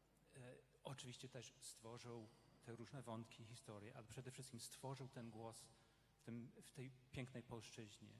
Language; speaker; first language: Polish; non-native, fluent; English